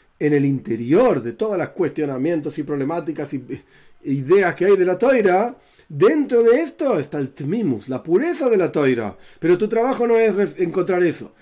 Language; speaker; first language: Spanish; native; Spanish